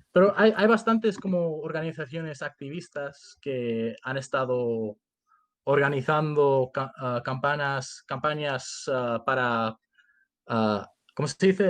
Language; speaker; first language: Spanish; early bilingual, heritage; Spanish